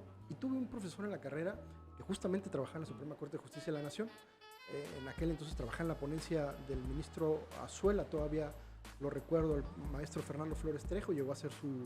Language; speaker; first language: Spanish; native; Spanish